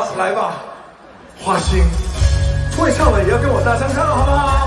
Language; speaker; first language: Chinese; native; Chinese